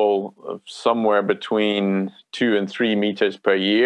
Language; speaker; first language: English; native; English